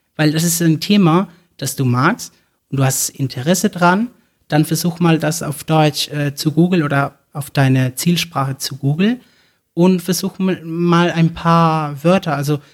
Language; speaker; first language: German; non-native, fluent; Spanish